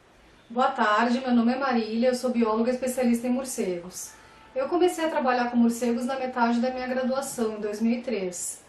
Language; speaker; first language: Portuguese; native; Portuguese